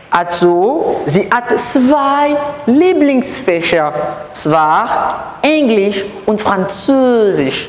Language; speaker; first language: German; non-native, fluent; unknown